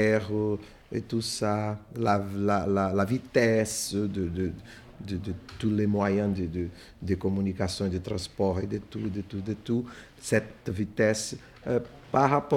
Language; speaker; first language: French; non-native, fluent; Portuguese